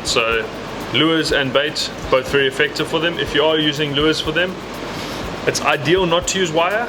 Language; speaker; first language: English; native; English